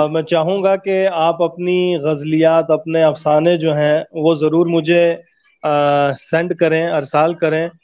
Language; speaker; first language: Urdu; native; Urdu